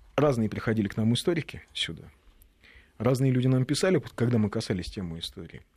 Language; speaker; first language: Russian; native; Russian